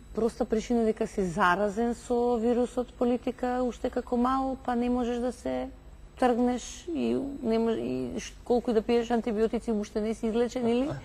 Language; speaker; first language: Macedonian; native; Macedonian